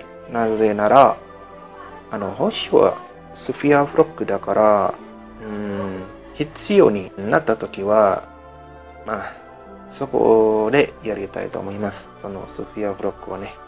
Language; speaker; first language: Japanese; non-native, learner; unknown